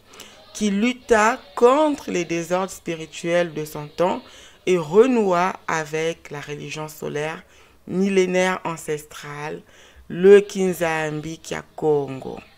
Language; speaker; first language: French; non-native, local second language; Kongo